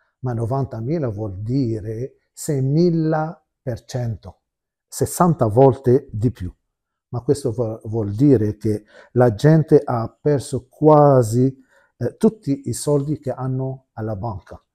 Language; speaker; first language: Italian; non-native, fluent; Arabic